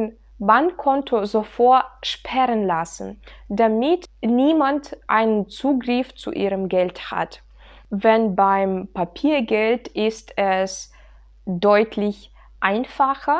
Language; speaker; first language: German; non-native, fluent; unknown